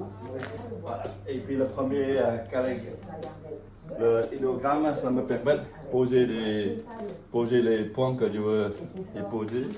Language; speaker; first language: French; non-native, fluent; Vietnamese